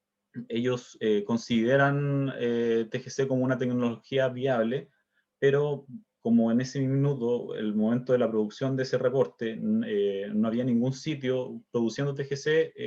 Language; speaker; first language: Spanish; native; Spanish